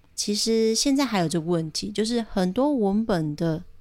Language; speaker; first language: Chinese; native; Chinese